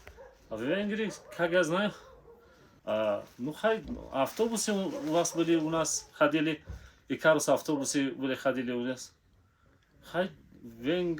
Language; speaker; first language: Russian; non-native, local second language; Tajik